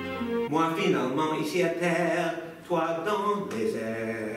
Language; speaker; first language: French; non-native, fluent; English